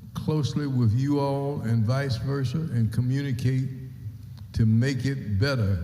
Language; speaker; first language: English; native; English